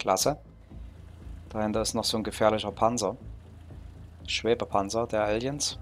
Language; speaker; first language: German; native; German